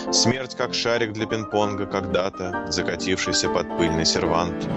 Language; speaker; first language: Russian; native; Russian